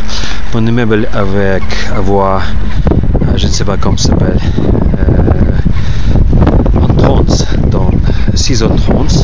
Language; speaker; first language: French; non-native, learner; Ukrainian